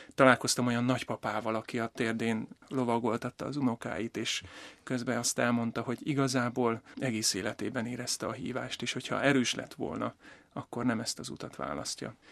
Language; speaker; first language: Hungarian; native; Hungarian